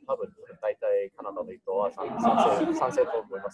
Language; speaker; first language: Japanese; non-native, learner; English